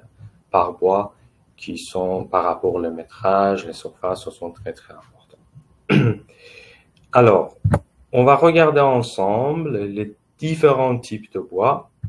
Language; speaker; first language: French; non-native, fluent; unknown